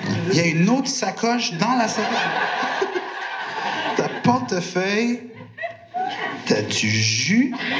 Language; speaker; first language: French; non-native, local second language; Punjabi